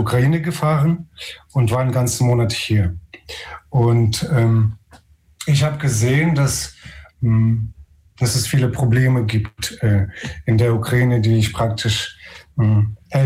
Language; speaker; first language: German; non-native, fluent; Ukrainian